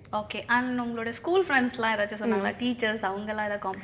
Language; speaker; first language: Tamil; native; Tamil